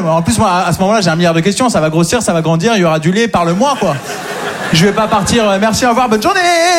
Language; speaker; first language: French; native; French